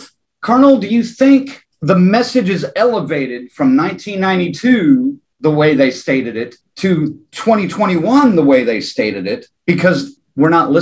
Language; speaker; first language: English; native; English